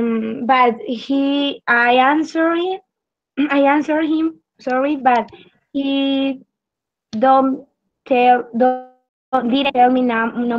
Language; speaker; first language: English; non-native, learner; Spanish